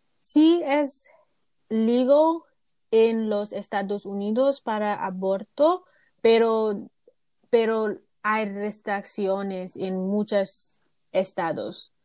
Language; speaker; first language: Spanish; non-native, learner; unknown